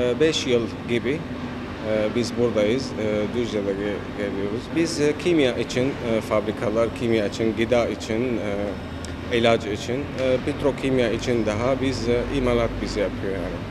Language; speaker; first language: Turkish; non-native, learner; Arabic